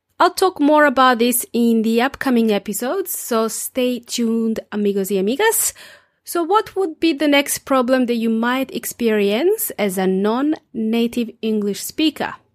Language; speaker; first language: English; non-native, fluent; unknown